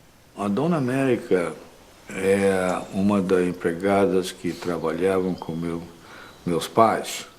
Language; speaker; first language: Portuguese; non-native, local second language; English